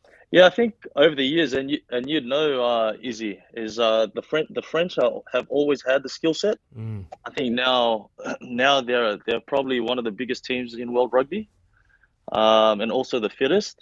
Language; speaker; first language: English; non-native, local second language; Fijian